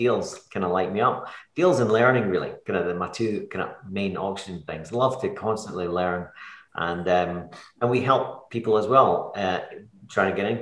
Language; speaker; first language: English; native; English